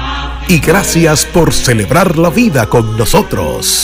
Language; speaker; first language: Spanish; native; Spanish